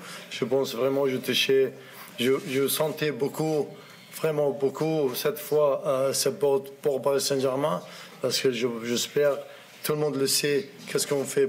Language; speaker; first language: French; non-native, learner; Arabic